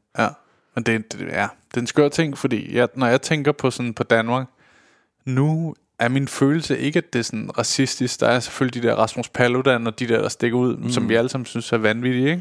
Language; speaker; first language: Danish; early bilingual, other home language; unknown